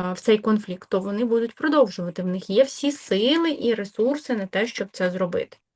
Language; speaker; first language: Ukrainian; native; Ukrainian